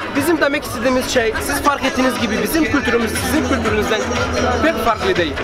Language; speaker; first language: Turkish; non-native, fluent; Arabic